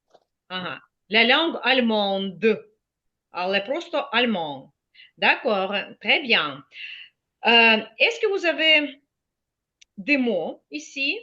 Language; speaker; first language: French; non-native, fluent; Ukrainian